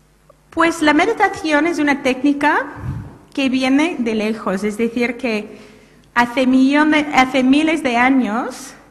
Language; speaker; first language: Spanish; non-native, fluent; English